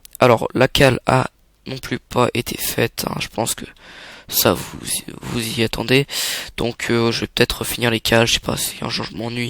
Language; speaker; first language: French; native; French